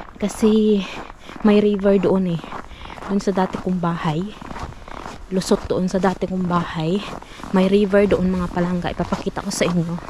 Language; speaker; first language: Filipino; non-native, local second language; Hiligaynon